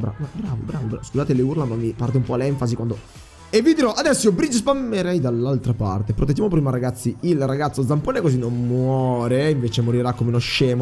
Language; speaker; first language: Italian; native; Italian